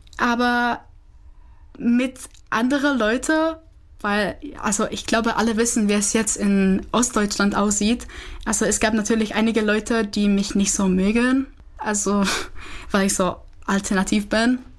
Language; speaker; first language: German; non-native, learner; Czech